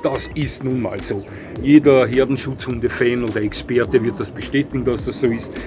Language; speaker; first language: German; native; German